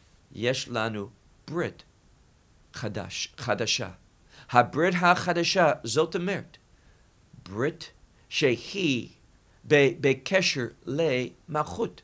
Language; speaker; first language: Hebrew; non-native, fluent; English